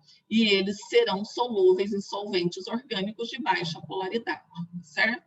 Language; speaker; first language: Portuguese; native; Portuguese